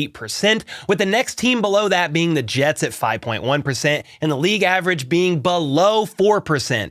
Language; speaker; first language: English; native; English